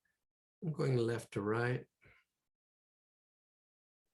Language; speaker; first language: English; native; English